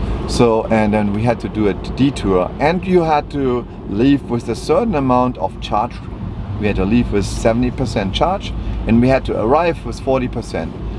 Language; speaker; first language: English; non-native, fluent; German